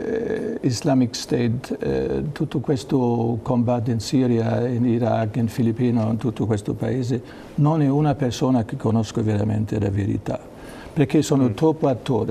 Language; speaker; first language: Italian; non-native, learner; German